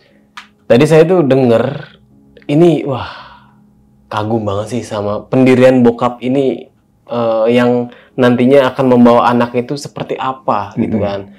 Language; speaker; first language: Indonesian; native; Indonesian